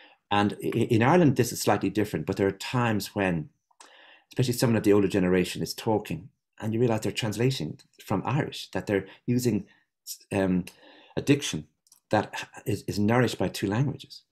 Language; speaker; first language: English; native; English